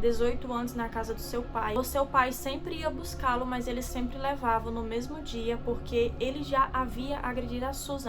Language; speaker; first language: Portuguese; native; Portuguese